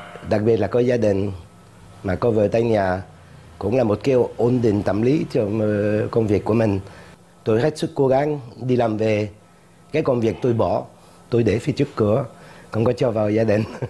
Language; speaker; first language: Vietnamese; non-native, fluent; French